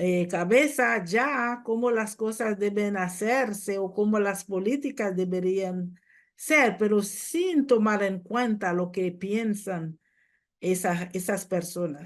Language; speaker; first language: Spanish; non-native, fluent; Haitian Creole